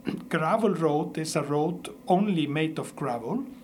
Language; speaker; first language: English; non-native, fluent; Icelandic